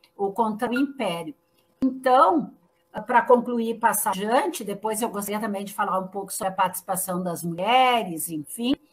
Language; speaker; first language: Portuguese; native; Portuguese